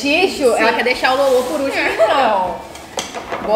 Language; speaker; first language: Portuguese; native; Portuguese